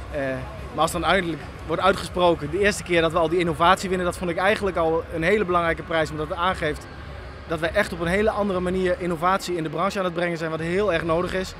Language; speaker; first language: Dutch; native; Dutch